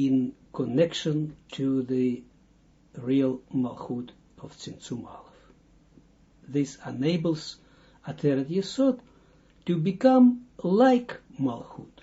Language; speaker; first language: English; non-native, fluent; Dutch